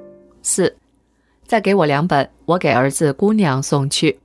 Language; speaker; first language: Chinese; native; Chinese